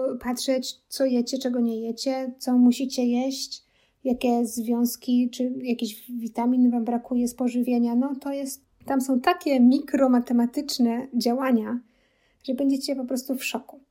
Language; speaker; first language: Polish; native; Polish